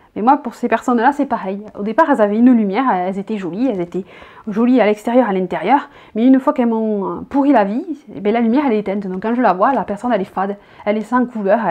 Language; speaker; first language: French; native; French